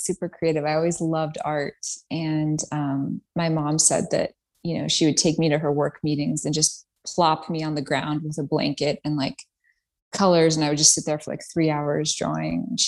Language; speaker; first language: English; early bilingual, other home language; Persian